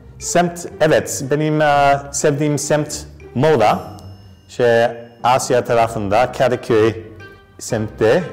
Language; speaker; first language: Turkish; non-native, learner; English